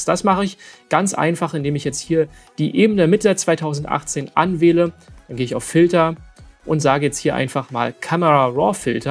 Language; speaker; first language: German; native; German